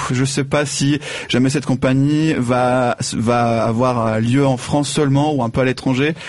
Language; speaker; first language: French; non-native, fluent; Spanish